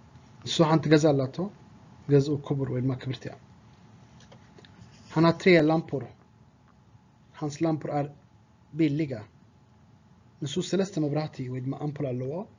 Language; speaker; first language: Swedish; non-native, fluent; Tigrinya